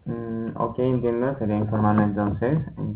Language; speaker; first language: Spanish; native; Spanish